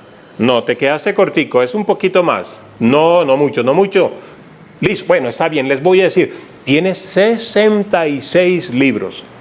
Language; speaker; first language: Spanish; native; Spanish